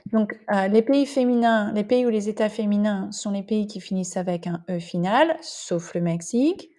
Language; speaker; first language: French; non-native, fluent; English